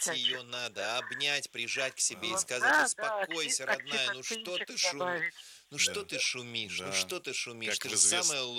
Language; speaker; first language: Russian; native; Russian